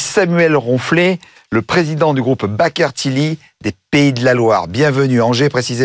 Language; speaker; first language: French; native; French